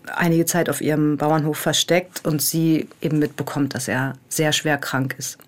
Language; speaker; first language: German; native; German